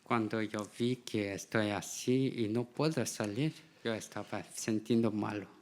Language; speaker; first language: Spanish; non-native, learner; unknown